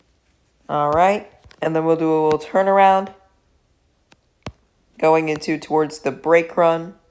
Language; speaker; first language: English; native; English